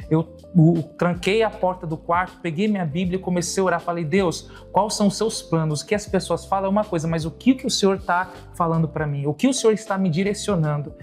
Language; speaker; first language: Portuguese; native; Portuguese